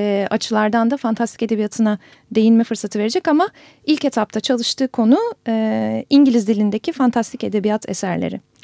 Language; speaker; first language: Turkish; native; Turkish